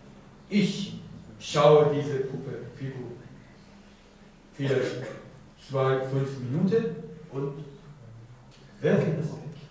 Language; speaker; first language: German; non-native, learner; Persian